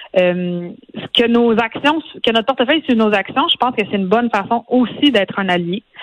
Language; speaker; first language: French; native; French